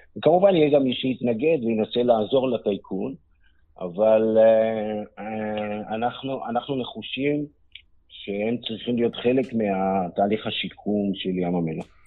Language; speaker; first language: Hebrew; native; Hebrew